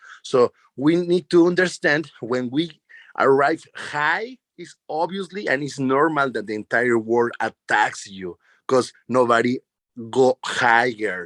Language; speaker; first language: English; non-native, learner; Spanish